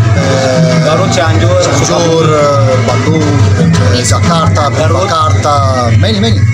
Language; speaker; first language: Indonesian; non-native, learner; Italian